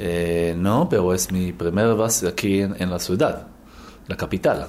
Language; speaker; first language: Spanish; non-native, learner; Hebrew